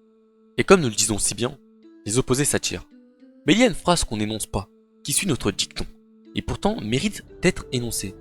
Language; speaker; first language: French; native; French